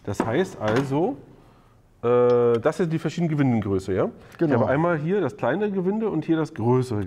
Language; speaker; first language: German; native; German